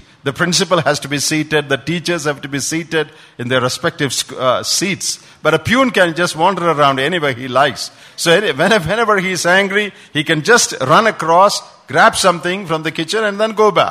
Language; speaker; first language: English; non-native, local second language; Malayalam